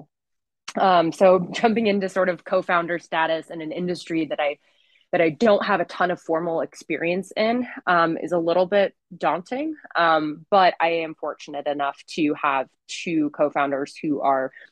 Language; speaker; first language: English; native; English